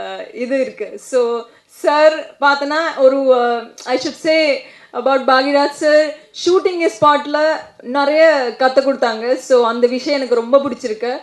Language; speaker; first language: Tamil; non-native, fluent; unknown